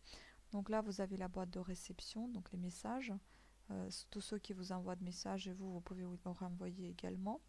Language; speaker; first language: French; native; French